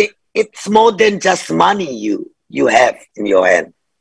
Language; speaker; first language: English; non-native, fluent; Indonesian